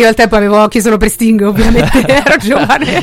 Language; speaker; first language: Italian; native; Italian